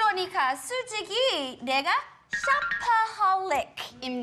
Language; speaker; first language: Korean; non-native, learner; English